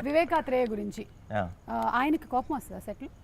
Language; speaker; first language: Telugu; native; Telugu